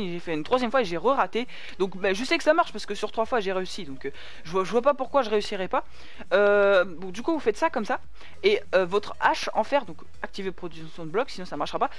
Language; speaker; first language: French; native; French